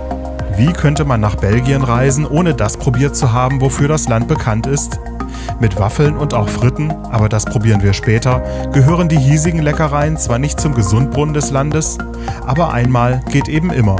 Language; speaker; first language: German; native; German